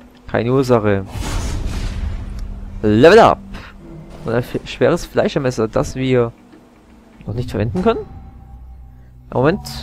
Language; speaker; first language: German; native; German